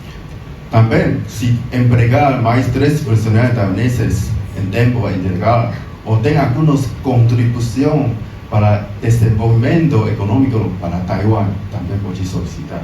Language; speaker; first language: Portuguese; non-native, learner; Chinese